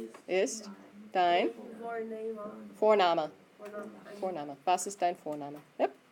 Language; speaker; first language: German; non-native, fluent; English